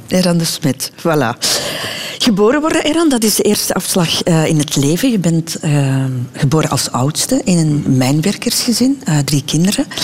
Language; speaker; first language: Dutch; native; Dutch